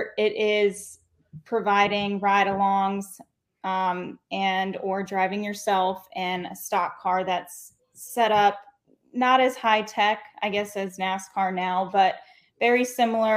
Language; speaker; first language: English; native; English